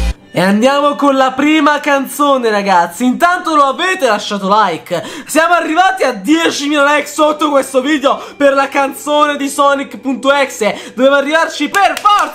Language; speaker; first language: Italian; native; Italian